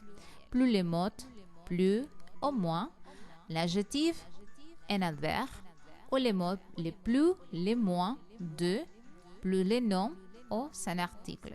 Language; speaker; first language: French; non-native, learner; Spanish